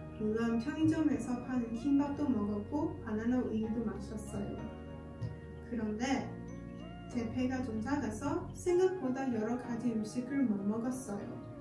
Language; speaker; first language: Korean; non-native, learner; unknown